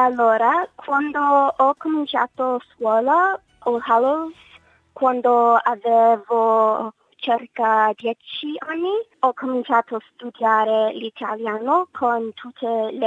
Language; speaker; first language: Italian; non-native, learner; English